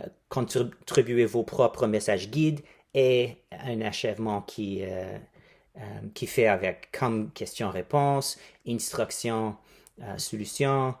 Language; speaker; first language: French; non-native, fluent; English